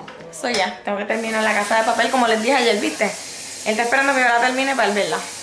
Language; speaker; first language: Spanish; early bilingual, heritage; Spanish